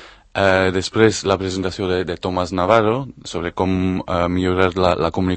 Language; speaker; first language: Catalan; non-native, fluent; Spanish